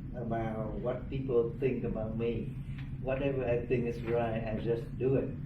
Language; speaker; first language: English; non-native, learner; Vietnamese